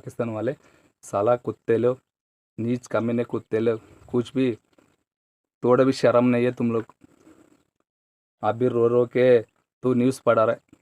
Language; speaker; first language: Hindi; non-native, local second language; Telugu